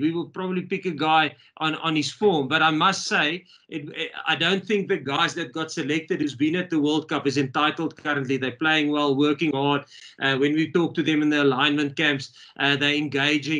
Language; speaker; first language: English; non-native, local second language; Afrikaans